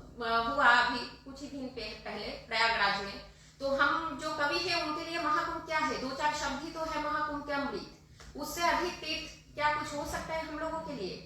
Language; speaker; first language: Hindi; non-native, local second language; Bangla